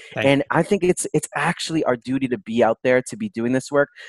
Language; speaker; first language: English; native; English